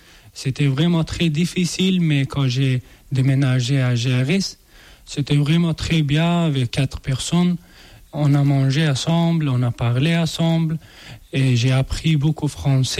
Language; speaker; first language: French; non-native, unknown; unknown